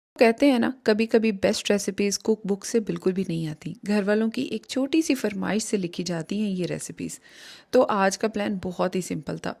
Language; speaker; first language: Urdu; native; Urdu